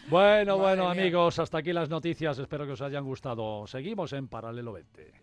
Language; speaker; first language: Spanish; native; Spanish